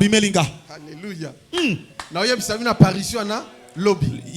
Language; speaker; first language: French; non-native, local second language; Lingala